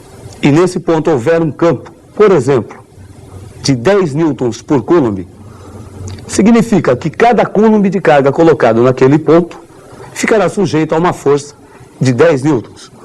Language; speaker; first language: Portuguese; native; Portuguese